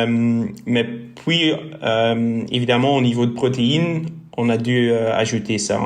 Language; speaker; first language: French; non-native, local second language; Dutch